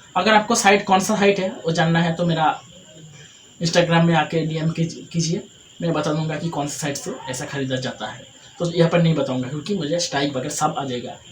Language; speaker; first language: Hindi; non-native, local second language; Bangla